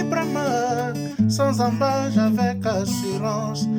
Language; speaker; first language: French; non-native, local second language; Lingala